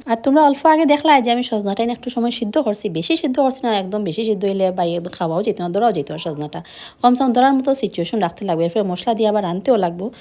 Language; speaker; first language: Bangla; non-native, local second language; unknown